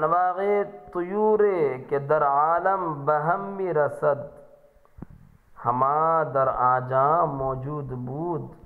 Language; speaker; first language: Persian; non-native, fluent; Urdu